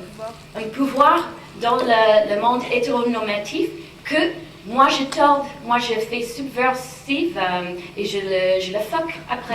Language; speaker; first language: French; non-native, fluent; English